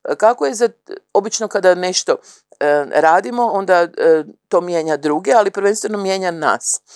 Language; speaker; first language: Croatian; native; Croatian